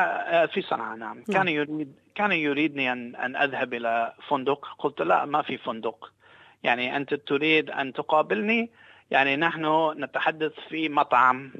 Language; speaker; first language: Arabic; non-native, fluent; English